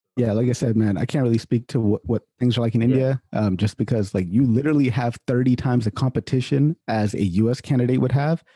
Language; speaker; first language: English; early bilingual, other home language; Hindi